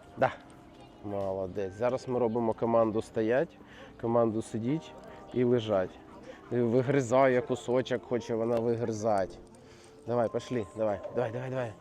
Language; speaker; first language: Ukrainian; native; Ukrainian